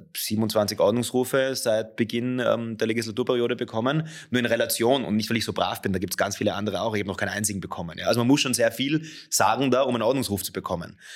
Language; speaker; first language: German; native; German